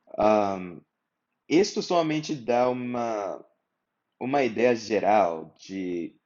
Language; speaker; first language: Portuguese; non-native, fluent; English